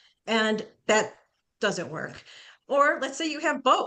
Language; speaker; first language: English; early bilingual, other home language; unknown